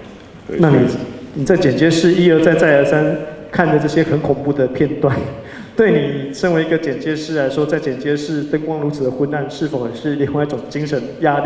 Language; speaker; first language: Chinese; native; Chinese